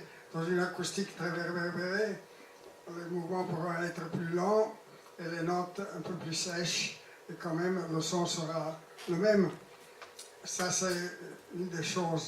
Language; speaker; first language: French; non-native, fluent; Italian